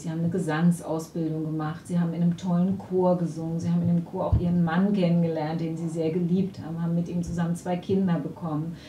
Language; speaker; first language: German; native; German